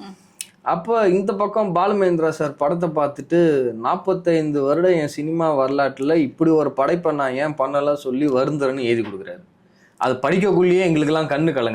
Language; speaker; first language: Tamil; native; Tamil